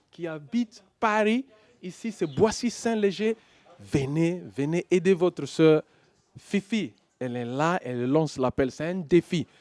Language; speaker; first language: French; non-native, local second language; Lingala